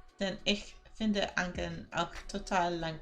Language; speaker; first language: German; non-native, learner; Spanish